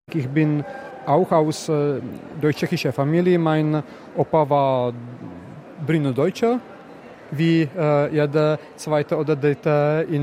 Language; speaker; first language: German; non-native, learner; Czech